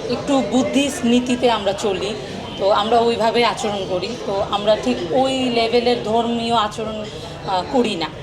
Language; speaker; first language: Bangla; non-native, local second language; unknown